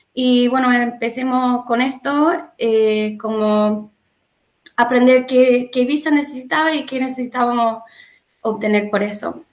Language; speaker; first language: Spanish; non-native, learner; English